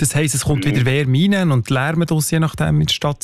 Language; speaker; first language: German; native; German